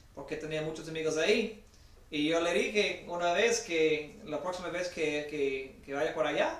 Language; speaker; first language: Spanish; non-native, fluent; English